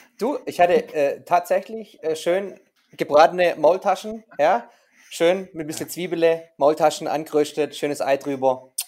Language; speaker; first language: German; native; German